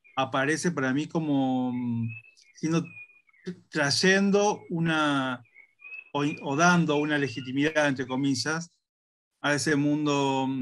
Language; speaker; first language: Spanish; native; Spanish